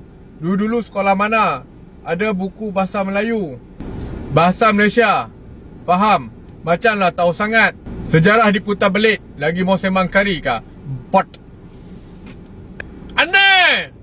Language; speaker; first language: Malay; native; Malay